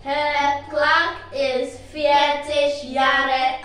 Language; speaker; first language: German; non-native, learner; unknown